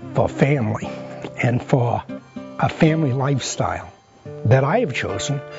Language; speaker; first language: English; native; English